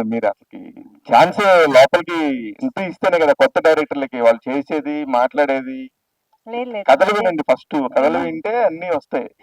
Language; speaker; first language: Telugu; native; Telugu